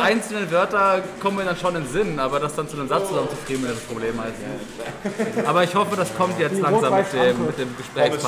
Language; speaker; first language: German; native; German